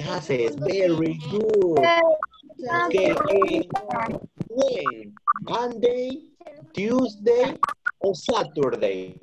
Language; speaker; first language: English; non-native, fluent; Spanish